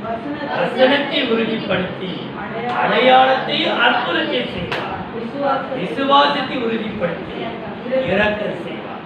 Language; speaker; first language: Tamil; native; Tamil